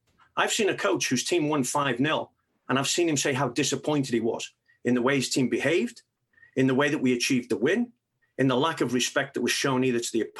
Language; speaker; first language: English; native; English